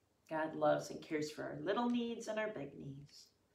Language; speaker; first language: English; native; English